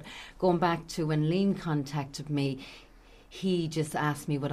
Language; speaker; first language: English; native; English